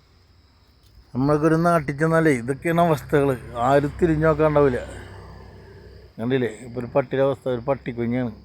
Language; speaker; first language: Malayalam; native; Malayalam